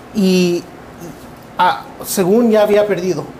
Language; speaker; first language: Spanish; early bilingual, heritage; Spanish